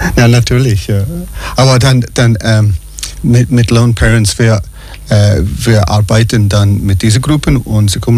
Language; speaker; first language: German; non-native, fluent; English